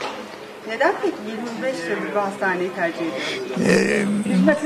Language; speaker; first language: Turkish; native; Turkish